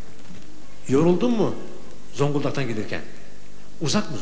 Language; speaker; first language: Turkish; native; Turkish